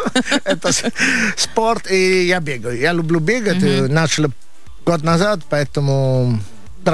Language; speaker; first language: Russian; non-native, learner; Italian